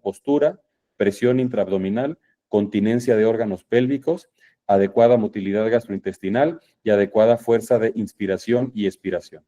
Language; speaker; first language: Spanish; native; Spanish